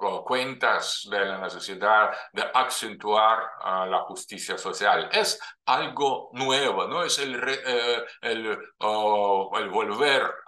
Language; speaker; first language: Spanish; non-native, fluent; Russian